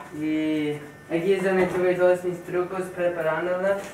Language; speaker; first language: Spanish; non-native, fluent; English